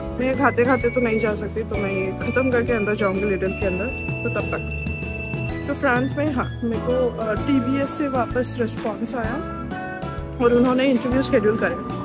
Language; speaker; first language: Hindi; non-native, local second language; Kannada